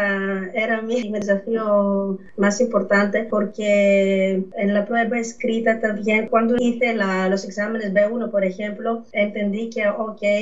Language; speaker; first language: Spanish; non-native, fluent; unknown